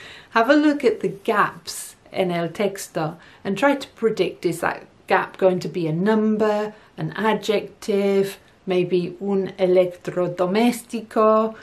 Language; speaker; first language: English; native; English